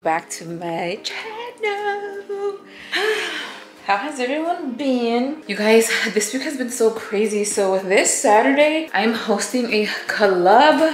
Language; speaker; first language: English; early bilingual, other home language; Spanish